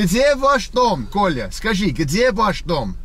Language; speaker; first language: Russian; non-native, learner; English